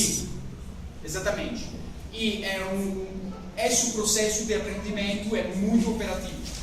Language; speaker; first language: Portuguese; non-native, learner; French